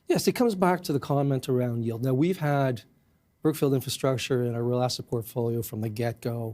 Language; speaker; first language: English; native; English